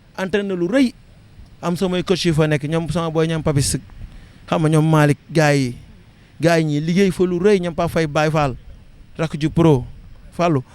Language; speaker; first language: Wolof; non-native, local second language; Serer